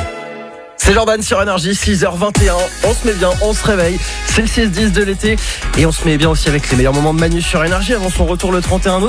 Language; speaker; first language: French; native; French